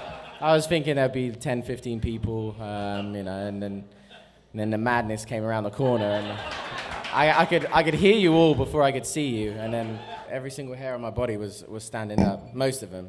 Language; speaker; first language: English; native; English